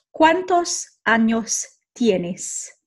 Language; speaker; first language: Spanish; non-native, fluent; English